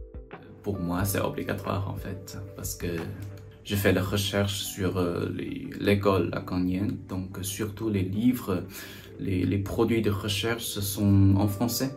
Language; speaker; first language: French; non-native, learner; Chinese